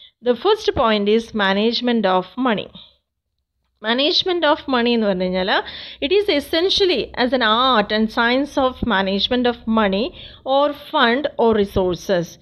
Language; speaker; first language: English; non-native, local second language; Malayalam